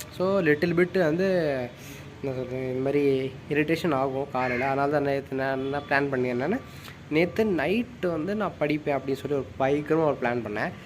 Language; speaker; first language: Tamil; non-native, local second language; Hindi